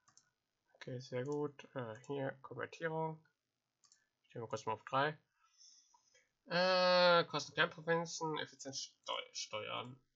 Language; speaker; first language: German; native; German